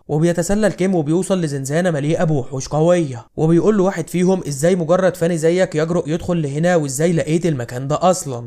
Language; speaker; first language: Arabic; native; Arabic